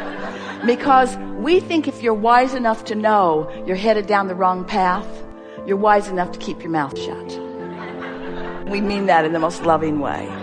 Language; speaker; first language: English; native; English